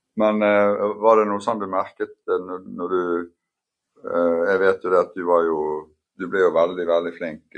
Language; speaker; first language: Norwegian; native; Norwegian